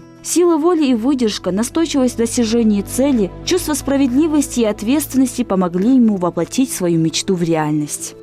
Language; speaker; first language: Russian; native; Russian